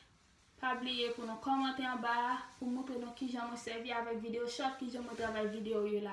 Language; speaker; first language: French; non-native, learner; Haitian Creole